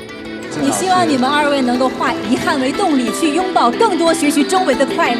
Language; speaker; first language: Chinese; native; Chinese